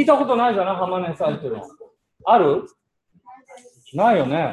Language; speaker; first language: Japanese; native; Japanese